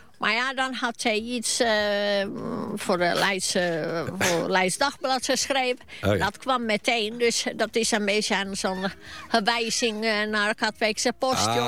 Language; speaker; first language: Dutch; non-native, fluent; Finnish